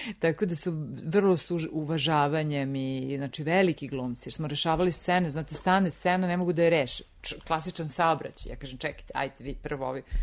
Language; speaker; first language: Serbian; native; Serbian